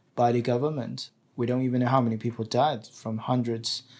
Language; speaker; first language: English; non-native, fluent; Chinese